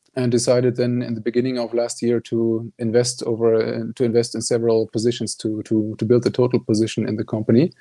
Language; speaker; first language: English; non-native, fluent; German